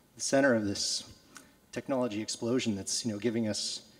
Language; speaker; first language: English; native; English